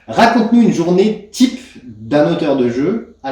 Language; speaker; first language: French; native; French